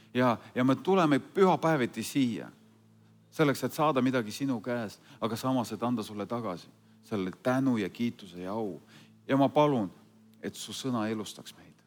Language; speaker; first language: Estonian; non-native, fluent; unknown